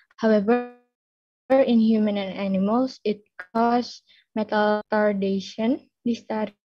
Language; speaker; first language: English; non-native, fluent; Indonesian